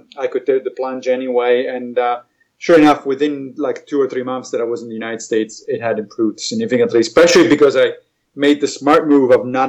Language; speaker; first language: English; non-native, fluent; Italian